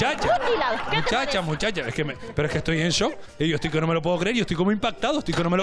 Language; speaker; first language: Spanish; native; Spanish